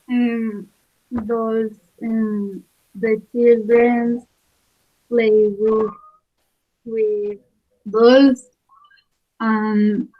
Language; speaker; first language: English; non-native, learner; Spanish